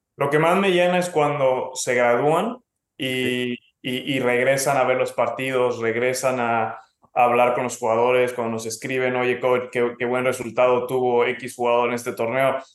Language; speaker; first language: Spanish; native; Spanish